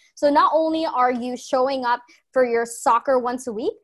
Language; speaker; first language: English; native; English